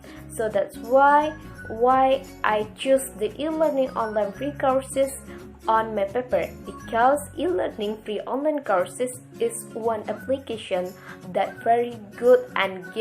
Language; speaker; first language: English; non-native, learner; Indonesian